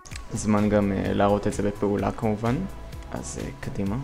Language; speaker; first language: Hebrew; native; Hebrew